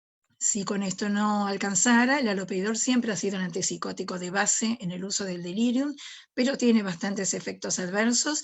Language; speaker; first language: Spanish; native; Spanish